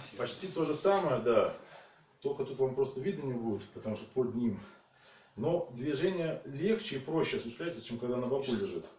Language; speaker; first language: Russian; native; Russian